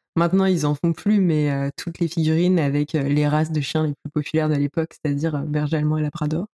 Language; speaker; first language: French; native; French